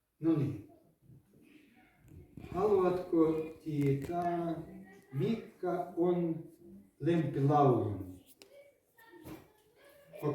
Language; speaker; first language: Finnish; non-native, learner; Ukrainian